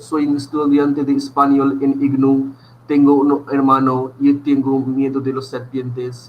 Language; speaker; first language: Spanish; non-native, fluent; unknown